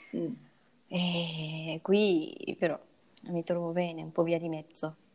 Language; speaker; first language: Italian; non-native, fluent; Japanese